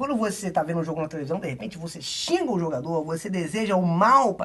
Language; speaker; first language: Portuguese; native; Portuguese